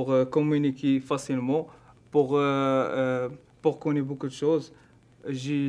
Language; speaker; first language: French; non-native, learner; Arabic